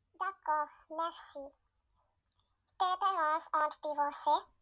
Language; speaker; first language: French; non-native, learner; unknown